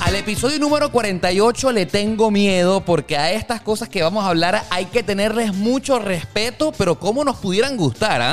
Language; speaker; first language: Spanish; native; Spanish